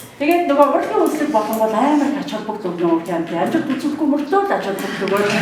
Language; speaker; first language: Mongolian; native; Mongolian